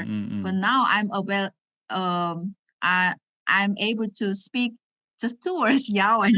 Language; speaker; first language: English; non-native, learner; Korean